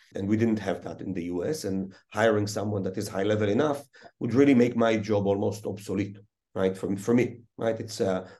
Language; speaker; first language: English; early bilingual, other home language; Hebrew